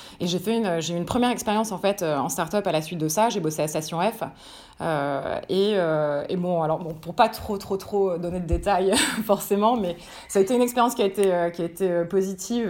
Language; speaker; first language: French; native; French